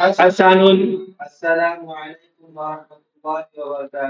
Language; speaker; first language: Arabic; non-native, learner; Urdu